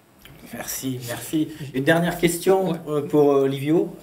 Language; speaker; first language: French; native; French